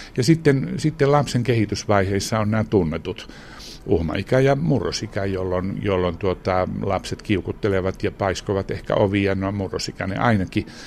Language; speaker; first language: Finnish; native; Finnish